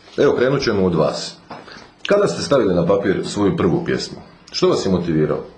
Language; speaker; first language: Croatian; native; Croatian